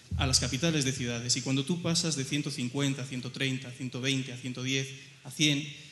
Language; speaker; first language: Spanish; native; Spanish